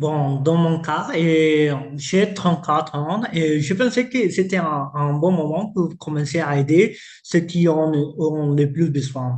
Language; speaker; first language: French; non-native, fluent; Spanish